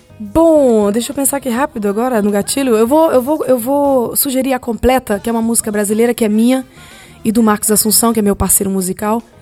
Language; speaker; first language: Portuguese; early bilingual, heritage; Portuguese